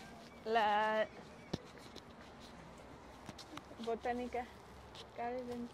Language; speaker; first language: Spanish; non-native, learner; Danish